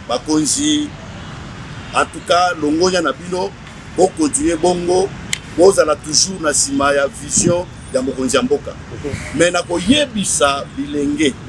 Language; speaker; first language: Lingala; non-native, local second language; Luba-Lulua